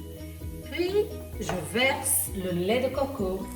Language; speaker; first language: French; non-native, fluent; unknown